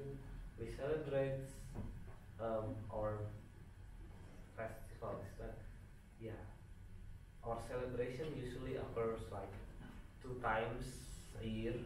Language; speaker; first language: English; non-native, fluent; Indonesian